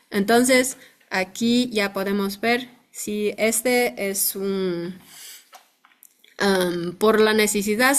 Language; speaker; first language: Spanish; non-native, fluent; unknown